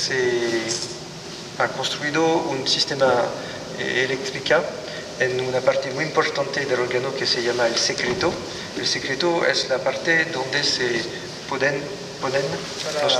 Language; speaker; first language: Spanish; non-native, learner; French